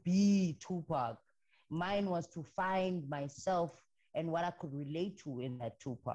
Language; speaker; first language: English; non-native, local second language; Xhosa